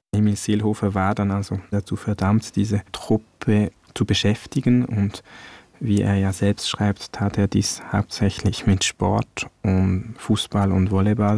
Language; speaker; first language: German; early bilingual, other home language; Vietnamese